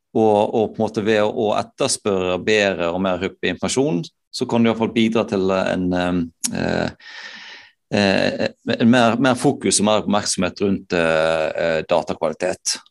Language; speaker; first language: Norwegian; native; Norwegian